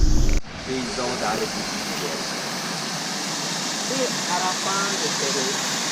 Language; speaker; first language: French; non-native, learner; Japanese